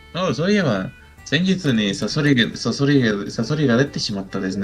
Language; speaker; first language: Japanese; non-native, learner; Spanish